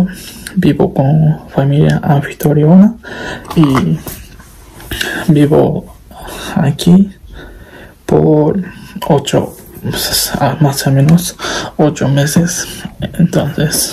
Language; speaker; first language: Spanish; non-native, learner; Japanese